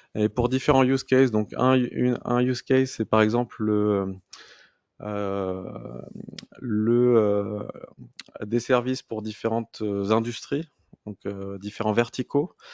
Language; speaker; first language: French; native; French